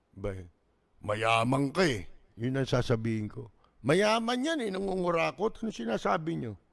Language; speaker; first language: Filipino; native; Filipino